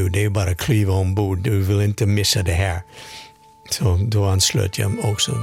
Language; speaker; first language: Swedish; non-native, fluent; English